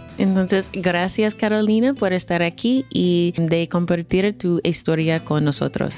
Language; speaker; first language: Spanish; non-native, fluent; English